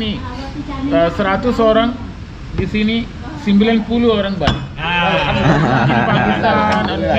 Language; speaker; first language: Indonesian; non-native, learner; Urdu